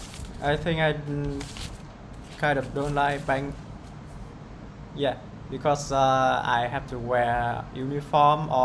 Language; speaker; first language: English; non-native, learner; Vietnamese